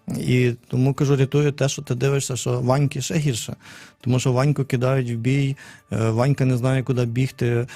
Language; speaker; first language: Ukrainian; native; Ukrainian